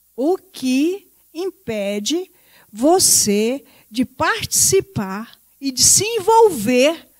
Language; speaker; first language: Portuguese; native; Portuguese